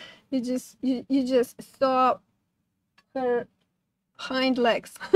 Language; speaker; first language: English; non-native, fluent; Polish